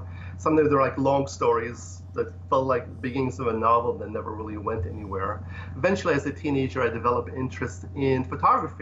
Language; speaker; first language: English; early bilingual, other home language; Polish